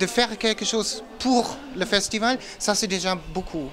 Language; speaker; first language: French; non-native, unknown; German